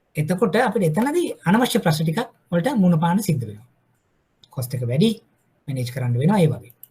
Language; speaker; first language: Sinhala; native; Sinhala